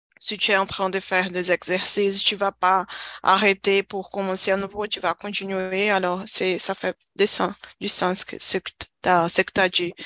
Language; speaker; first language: French; non-native, learner; Portuguese